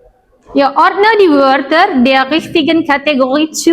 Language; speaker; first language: German; non-native, learner; Indonesian